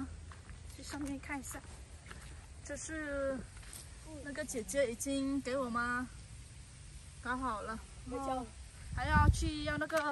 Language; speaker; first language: Chinese; non-native, fluent; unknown